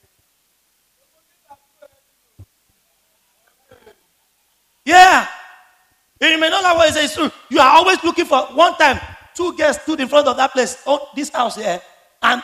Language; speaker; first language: English; non-native, local second language; Yoruba